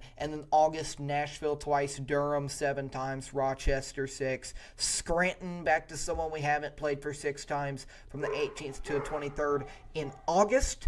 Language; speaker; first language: English; native; English